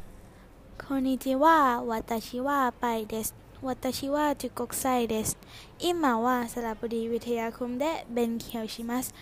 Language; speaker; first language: Japanese; non-native, learner; Thai